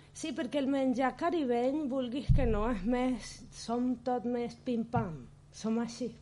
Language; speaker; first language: Catalan; non-native, fluent; Spanish